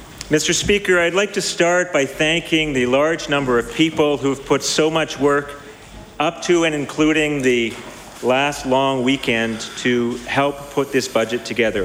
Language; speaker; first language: English; native; English